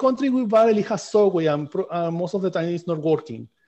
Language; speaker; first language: English; non-native, fluent; Spanish